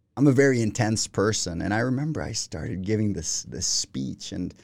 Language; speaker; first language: English; non-native, fluent; Spanish